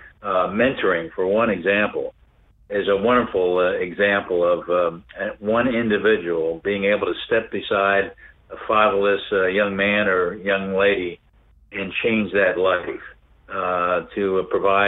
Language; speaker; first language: English; native; English